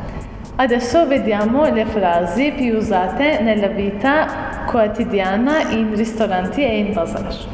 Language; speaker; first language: Italian; non-native, fluent; Turkish